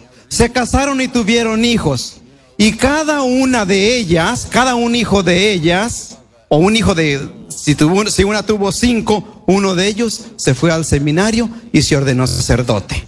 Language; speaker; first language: Spanish; native; Spanish